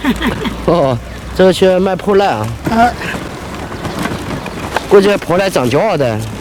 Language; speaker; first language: Chinese; native; Chinese